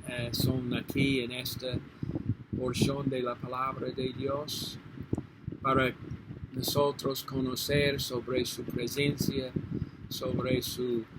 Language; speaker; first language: Spanish; non-native, learner; English